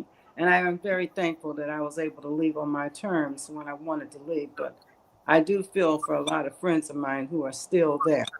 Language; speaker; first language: English; native; English